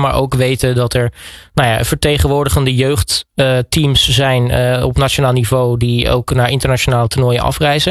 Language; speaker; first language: Dutch; native; Dutch